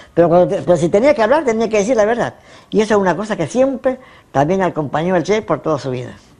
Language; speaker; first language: Spanish; native; Spanish